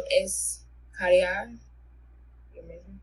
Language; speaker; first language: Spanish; non-native, learner; English